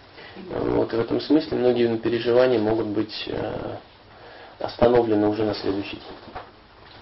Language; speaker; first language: Russian; native; Russian